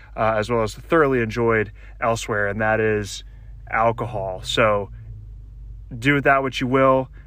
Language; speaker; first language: English; native; English